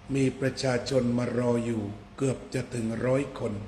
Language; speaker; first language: Thai; native; Thai